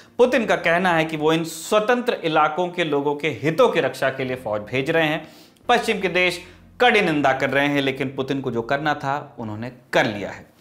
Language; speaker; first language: Hindi; native; Hindi